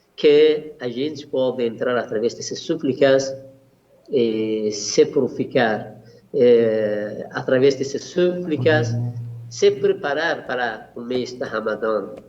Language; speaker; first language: Portuguese; non-native, learner; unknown